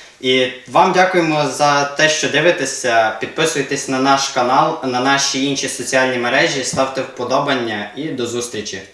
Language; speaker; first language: Ukrainian; native; Ukrainian